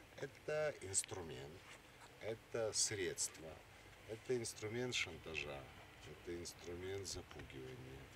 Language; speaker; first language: Russian; native; Russian